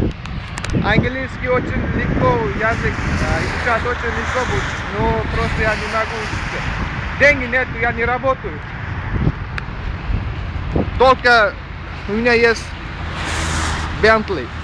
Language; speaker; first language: Russian; non-native, learner; Uzbek